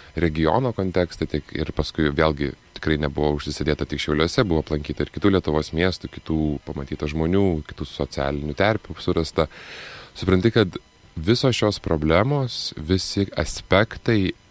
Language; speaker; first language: Lithuanian; native; Lithuanian